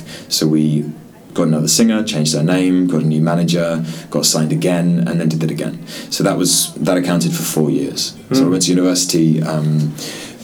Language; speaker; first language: English; native; English